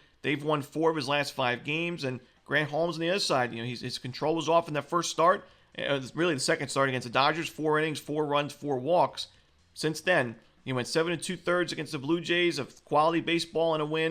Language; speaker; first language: English; native; English